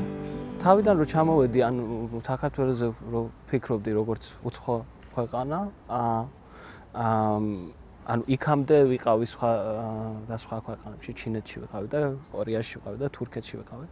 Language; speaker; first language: Georgian; non-native, learner; Persian